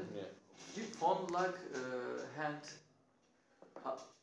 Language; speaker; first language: English; non-native, learner; Turkish